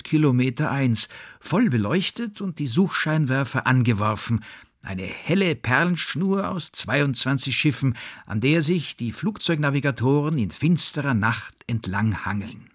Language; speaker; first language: German; native; German